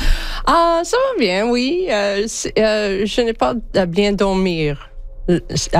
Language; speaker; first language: French; non-native, learner; English